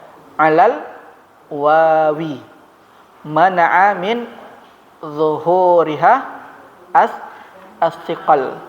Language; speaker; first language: Arabic; non-native, fluent; Indonesian